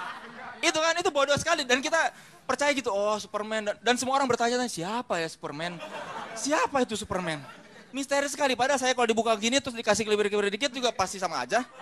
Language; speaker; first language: Indonesian; native; Indonesian